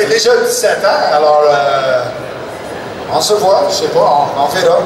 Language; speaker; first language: French; non-native, local second language; English